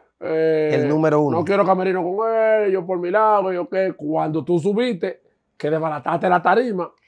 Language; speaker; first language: Spanish; native; Spanish